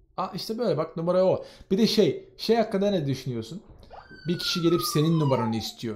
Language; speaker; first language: Turkish; native; Turkish